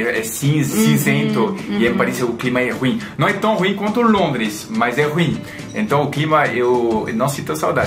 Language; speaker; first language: Portuguese; non-native, fluent; French